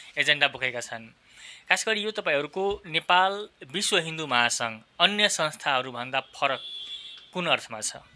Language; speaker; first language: Nepali; non-native, local second language; Maithili